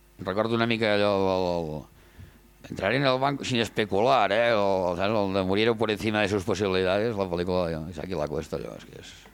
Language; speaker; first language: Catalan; native; Catalan